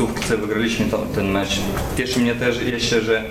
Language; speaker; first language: Polish; non-native, fluent; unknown